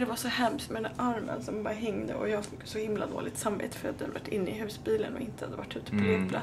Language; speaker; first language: Swedish; native; Swedish